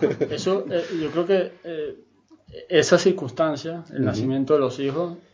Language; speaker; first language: Spanish; native; Spanish